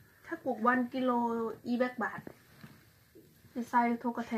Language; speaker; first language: Korean; non-native, learner; Thai